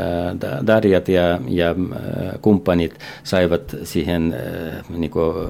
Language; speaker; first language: Finnish; non-native, fluent; Russian